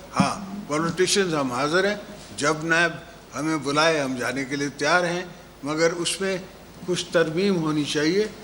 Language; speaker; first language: Urdu; non-native, local second language; Sindhi